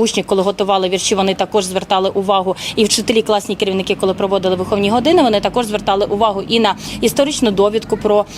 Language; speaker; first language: Ukrainian; native; Ukrainian